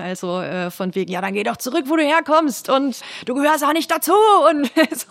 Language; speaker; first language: German; native; German